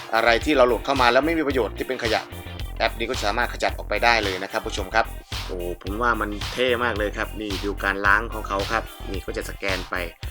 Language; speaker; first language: Thai; native; Thai